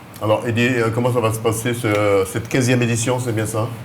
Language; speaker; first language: French; native; French